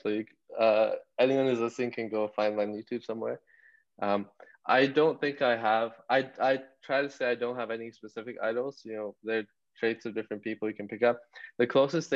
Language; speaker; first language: English; native; English